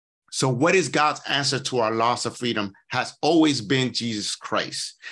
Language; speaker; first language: English; native; English